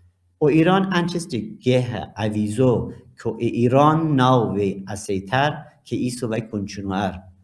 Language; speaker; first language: Portuguese; non-native, learner; Persian